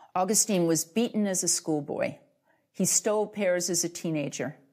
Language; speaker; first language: English; native; English